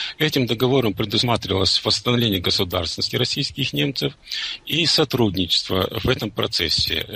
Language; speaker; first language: Russian; non-native, local second language; German